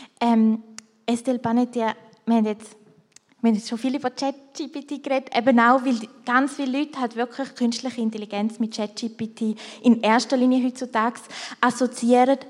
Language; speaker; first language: German; native; German